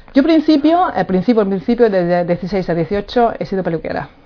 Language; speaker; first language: Spanish; non-native, fluent; Hungarian